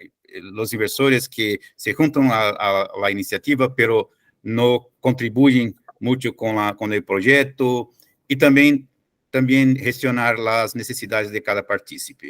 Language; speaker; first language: Spanish; non-native, fluent; Portuguese